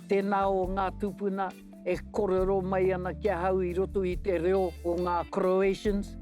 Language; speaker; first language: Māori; native; Māori